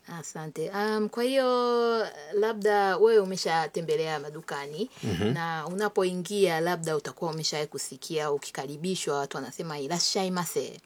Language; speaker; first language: Swahili; native; Swahili